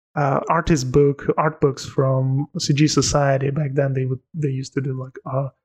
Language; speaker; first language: English; non-native, fluent; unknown